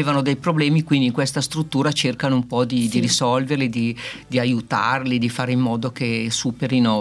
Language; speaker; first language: Italian; native; Italian